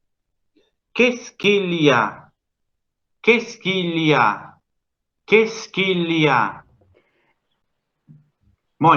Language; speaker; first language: French; non-native, fluent; Spanish